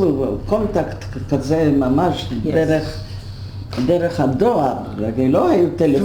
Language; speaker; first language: Hebrew; non-native, fluent; Polish